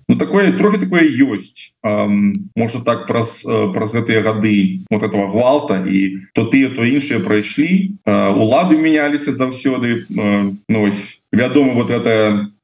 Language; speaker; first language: Belarusian; non-native, local second language; Russian